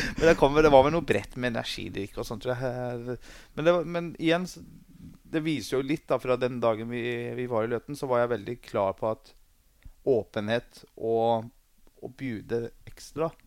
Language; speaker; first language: Norwegian; early bilingual, other home language; Persian